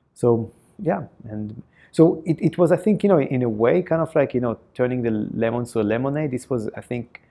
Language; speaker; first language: English; non-native, fluent; Hebrew